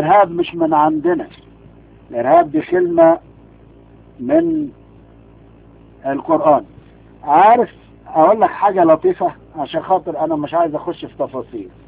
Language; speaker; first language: Arabic; native; Arabic